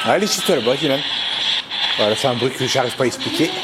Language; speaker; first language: French; native; French